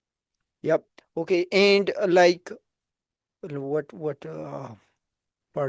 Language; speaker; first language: English; non-native, fluent; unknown